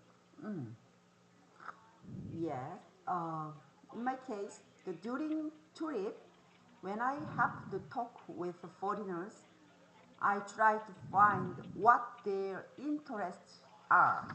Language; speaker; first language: English; non-native, fluent; Korean